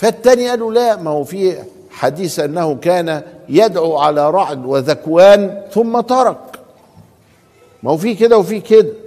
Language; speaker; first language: Arabic; native; Arabic